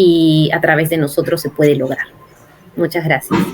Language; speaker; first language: Spanish; native; Spanish